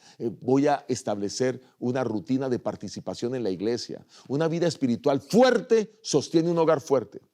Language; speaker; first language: Spanish; native; Spanish